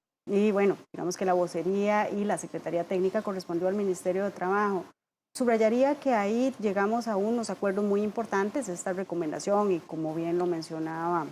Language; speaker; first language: Spanish; native; Spanish